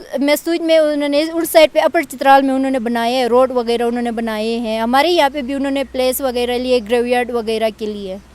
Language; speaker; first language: Urdu; non-native, local second language; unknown